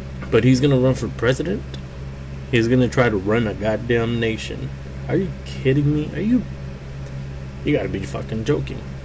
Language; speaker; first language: English; early bilingual, other home language; Spanish